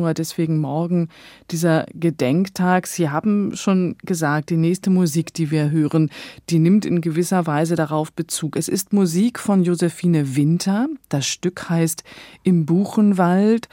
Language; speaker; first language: German; native; German